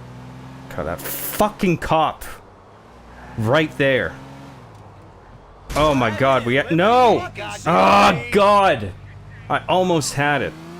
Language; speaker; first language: English; native; English